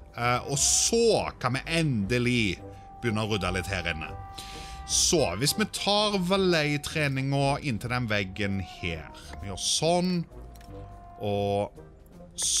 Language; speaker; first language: Norwegian; native; Norwegian